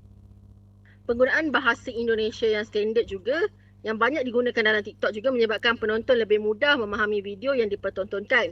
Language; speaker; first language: Malay; native; Malay